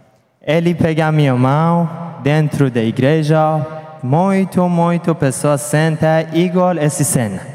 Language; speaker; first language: Portuguese; non-native, learner; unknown